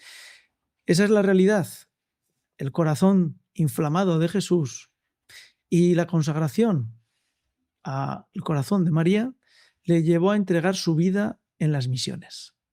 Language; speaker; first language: Spanish; native; Spanish